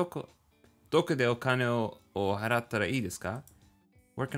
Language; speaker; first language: Japanese; non-native, learner; English